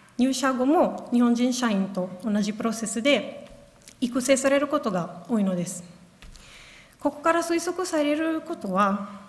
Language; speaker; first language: Japanese; non-native, fluent; Italian